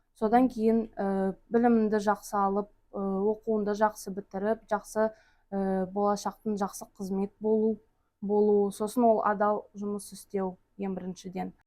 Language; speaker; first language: Kazakh; non-native, local second language; Russian